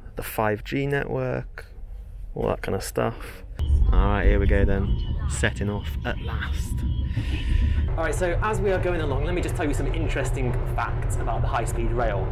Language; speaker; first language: English; native; English